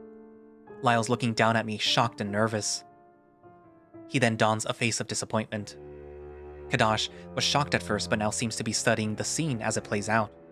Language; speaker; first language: English; native; English